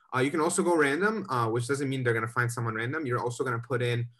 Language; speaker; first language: English; native; English